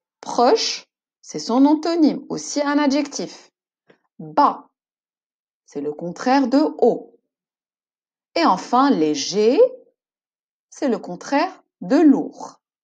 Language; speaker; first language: French; non-native, local second language; Arabic